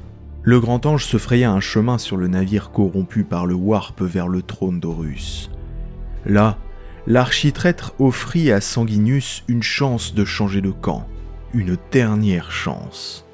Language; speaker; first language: French; native; French